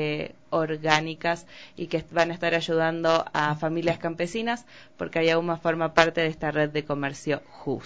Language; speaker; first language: Spanish; native; Spanish